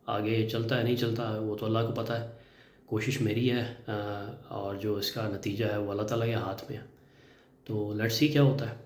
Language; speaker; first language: Urdu; native; Urdu